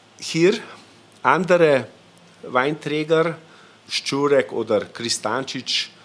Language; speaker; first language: German; non-native, learner; Slovenian